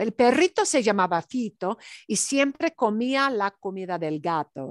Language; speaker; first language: Spanish; non-native, fluent; English